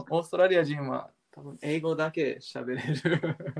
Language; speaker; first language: Japanese; non-native, learner; English